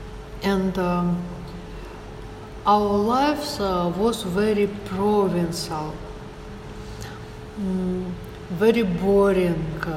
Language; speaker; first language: English; non-native, learner; Russian